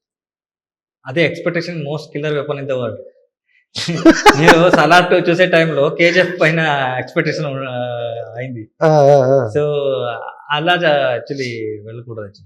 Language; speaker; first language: Telugu; non-native, learner; Kannada